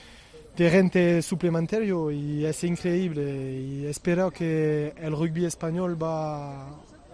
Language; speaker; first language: Spanish; non-native, learner; French